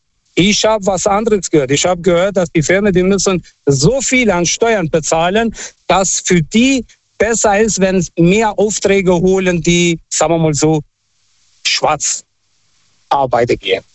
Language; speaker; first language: German; non-native, fluent; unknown